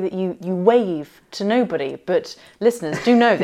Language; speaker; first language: English; native; English